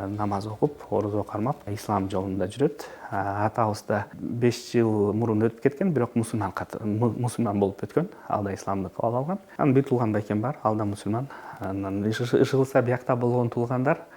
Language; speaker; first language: Kyrgyz; non-native, local second language; Russian